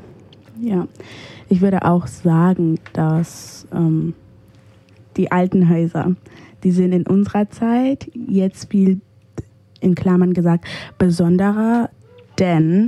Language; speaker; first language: German; early bilingual, other home language; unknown